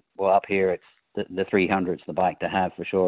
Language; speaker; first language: English; native; English